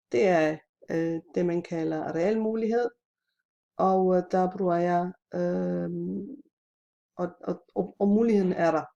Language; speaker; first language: Danish; non-native, fluent; Italian